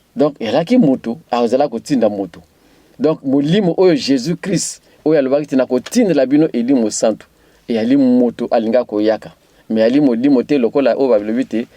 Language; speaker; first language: Lingala; non-native, local second language; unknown